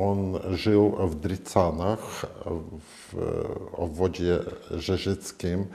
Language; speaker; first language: Polish; non-native, fluent; Latvian